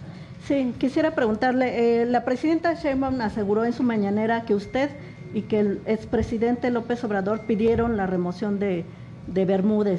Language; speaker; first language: Spanish; native; Spanish